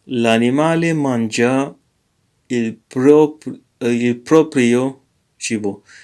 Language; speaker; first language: Italian; non-native, learner; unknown